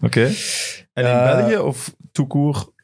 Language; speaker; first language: Dutch; native; Dutch